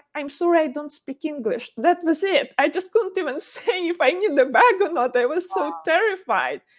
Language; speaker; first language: English; non-native, fluent; Ukrainian